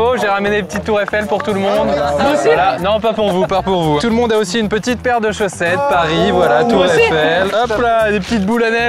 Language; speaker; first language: French; native; French